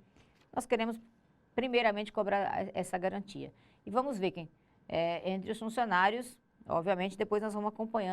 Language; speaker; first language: Portuguese; native; Portuguese